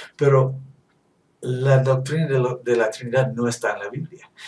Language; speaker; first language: Spanish; non-native, learner; English